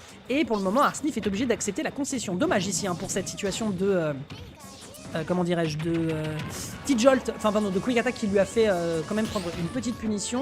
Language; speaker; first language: French; native; French